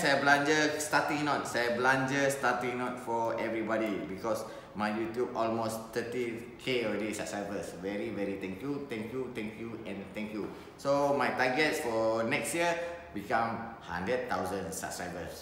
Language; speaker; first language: English; non-native, local second language; Malay